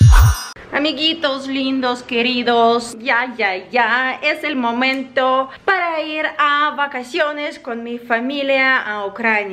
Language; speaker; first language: Spanish; non-native, learner; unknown